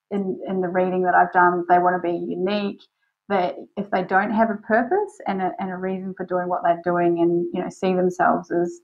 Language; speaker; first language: English; native; English